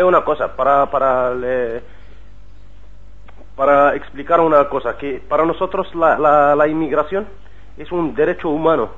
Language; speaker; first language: Spanish; non-native, learner; Arabic